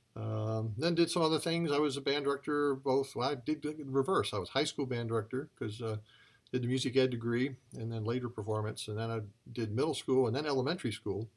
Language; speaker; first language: English; native; English